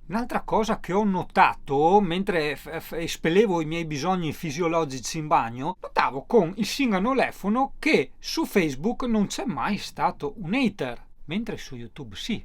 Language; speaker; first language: Italian; native; Italian